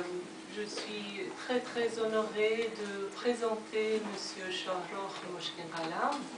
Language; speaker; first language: French; non-native, fluent; Persian